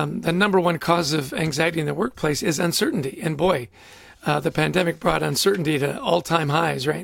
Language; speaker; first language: English; native; English